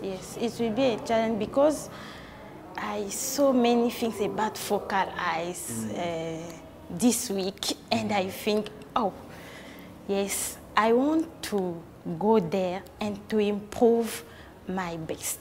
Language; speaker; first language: English; non-native, learner; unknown